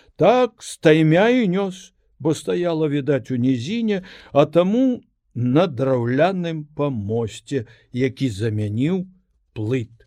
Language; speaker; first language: Belarusian; native; Belarusian